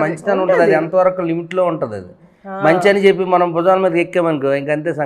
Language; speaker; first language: Telugu; native; Telugu